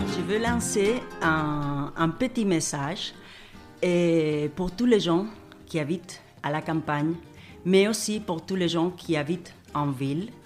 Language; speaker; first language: French; non-native, fluent; Spanish